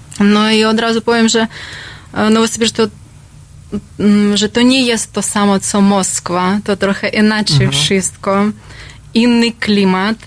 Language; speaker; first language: Polish; non-native, learner; Russian